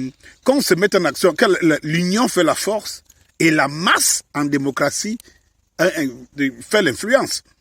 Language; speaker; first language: French; native; French